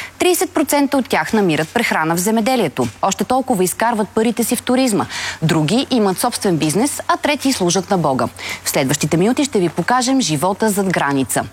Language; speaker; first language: Bulgarian; native; Bulgarian